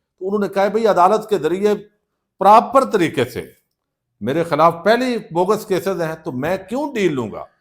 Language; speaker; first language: Urdu; non-native, local second language; Punjabi